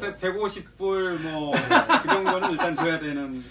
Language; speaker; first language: Korean; native; Korean